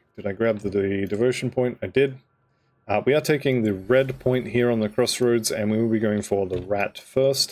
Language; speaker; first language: English; native; English